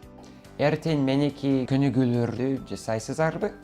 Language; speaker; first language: Kyrgyz; non-native, fluent; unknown